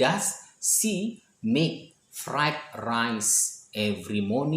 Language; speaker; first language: English; non-native, fluent; Indonesian